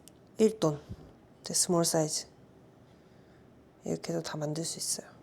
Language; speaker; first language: Korean; non-native, learner; Sinhala